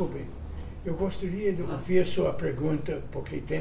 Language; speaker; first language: Portuguese; non-native, fluent; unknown